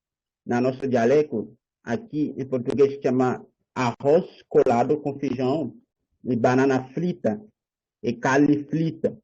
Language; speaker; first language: Portuguese; non-native, learner; Haitian Creole